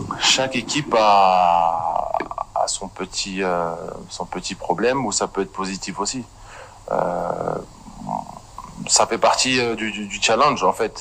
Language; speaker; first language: French; native; French